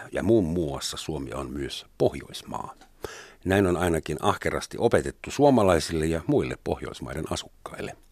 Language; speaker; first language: Finnish; non-native, fluent; German